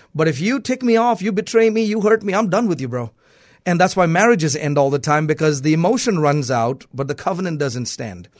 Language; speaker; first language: English; non-native, local second language; Malayalam